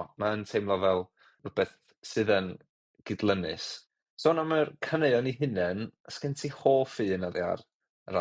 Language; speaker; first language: Welsh; native; Welsh